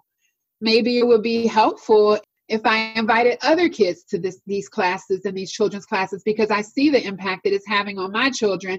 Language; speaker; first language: English; native; English